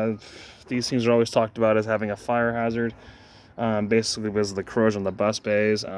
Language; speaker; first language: English; native; English